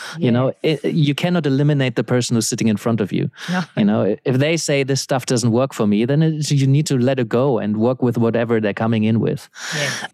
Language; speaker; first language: English; non-native, fluent; German